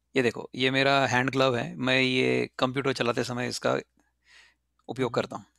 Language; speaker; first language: Hindi; native; Hindi